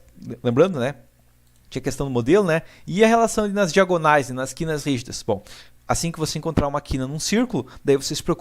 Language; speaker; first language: Portuguese; native; Portuguese